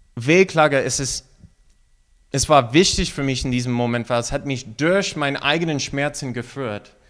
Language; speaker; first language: German; non-native, fluent; English